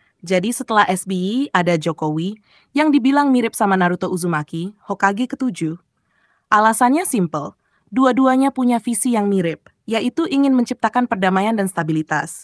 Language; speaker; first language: Indonesian; native; Indonesian